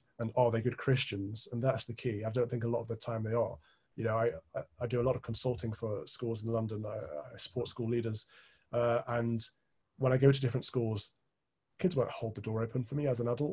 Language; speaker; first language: English; native; English